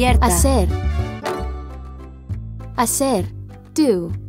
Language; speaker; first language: Spanish; non-native, learner; English